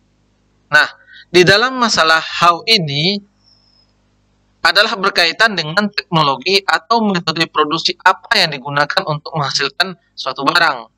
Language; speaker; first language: Indonesian; native; Indonesian